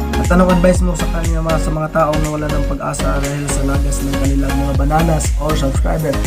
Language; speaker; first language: Filipino; non-native, local second language; Cebuano